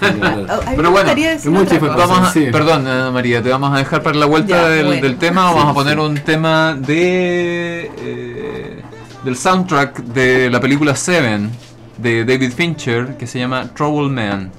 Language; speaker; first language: Spanish; native; Spanish